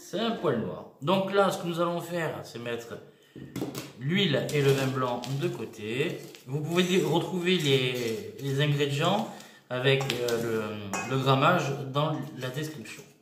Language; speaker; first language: French; native; French